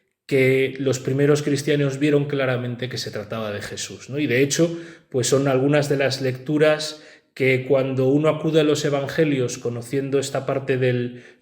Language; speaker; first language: Spanish; native; Spanish